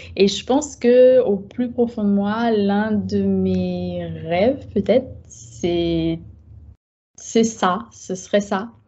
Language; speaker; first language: French; native; French